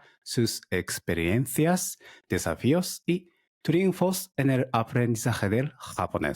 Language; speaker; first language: Spanish; non-native, learner; Japanese